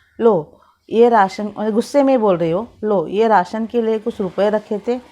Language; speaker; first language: Hindi; non-native, local second language; Marathi